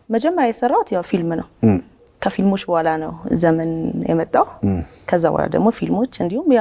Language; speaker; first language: Amharic; native; Amharic